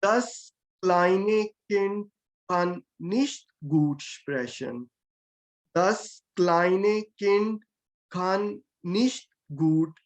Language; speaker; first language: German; non-native, fluent; Hindi